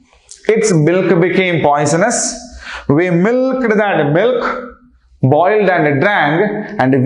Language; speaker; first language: English; non-native, local second language; Telugu